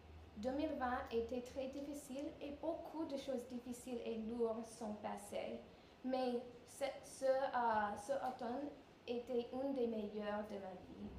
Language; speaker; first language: French; non-native, learner; English